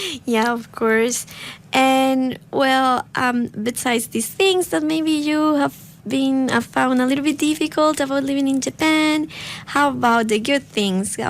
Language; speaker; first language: English; non-native, fluent; Spanish